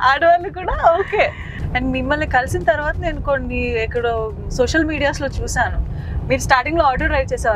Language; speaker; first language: Telugu; native; Telugu